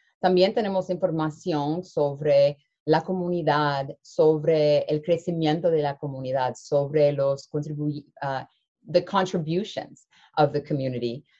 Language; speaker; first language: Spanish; early bilingual, heritage; Spanish